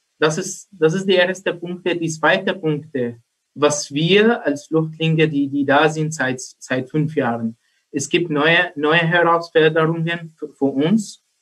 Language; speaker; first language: German; non-native, learner; Arabic